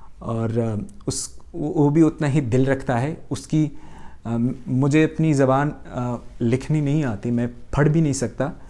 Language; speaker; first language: Urdu; non-native, local second language; Pashto